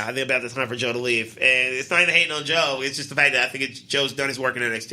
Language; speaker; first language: English; native; English